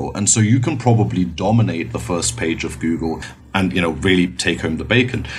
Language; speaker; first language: English; non-native, fluent; German